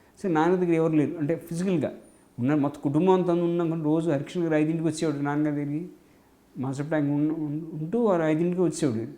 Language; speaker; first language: Telugu; native; Telugu